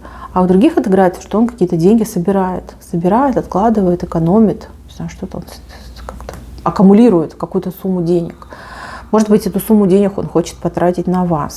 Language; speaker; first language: Russian; native; Russian